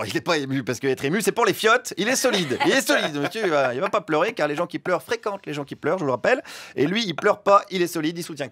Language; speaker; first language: French; native; French